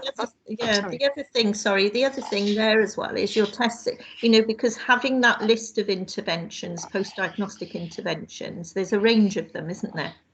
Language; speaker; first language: English; native; English